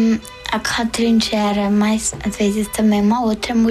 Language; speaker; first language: Portuguese; early bilingual, heritage; Portuguese